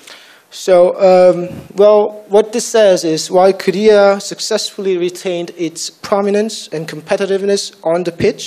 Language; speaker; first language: English; non-native, fluent; Korean